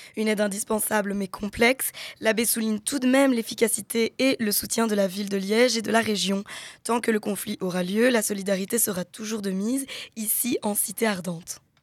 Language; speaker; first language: French; native; French